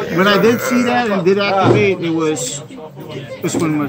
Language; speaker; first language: English; native; English